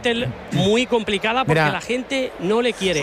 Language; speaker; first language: Spanish; native; Spanish